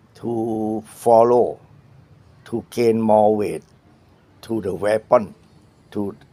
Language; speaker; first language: English; non-native, learner; Thai